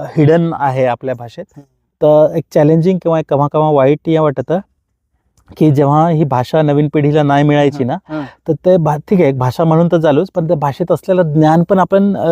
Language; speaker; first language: Marathi; non-native, local second language; Kukna